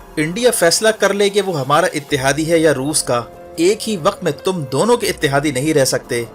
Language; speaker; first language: Urdu; native; Urdu